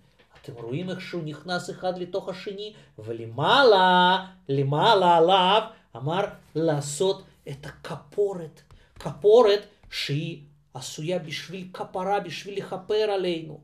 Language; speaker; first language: Hebrew; non-native, fluent; Russian